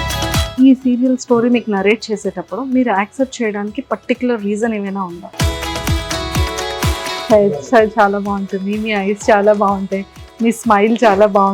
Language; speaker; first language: Telugu; native; Telugu